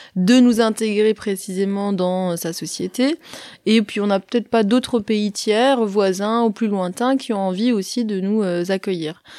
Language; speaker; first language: French; early bilingual, other home language; Arabic